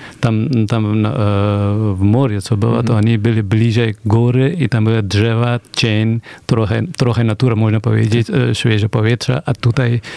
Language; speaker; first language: Polish; non-native, fluent; Persian